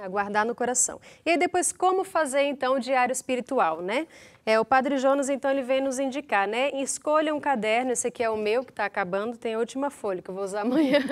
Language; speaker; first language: Portuguese; native; Portuguese